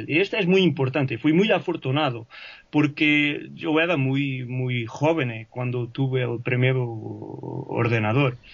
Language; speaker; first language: Spanish; non-native, fluent; Portuguese